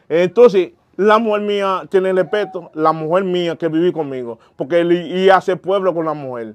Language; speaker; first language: Spanish; non-native, learner; Haitian Creole